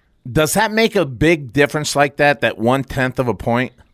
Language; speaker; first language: English; early bilingual, other home language; Armenian